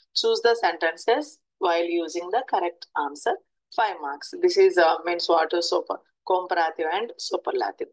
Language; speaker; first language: English; non-native, local second language; Telugu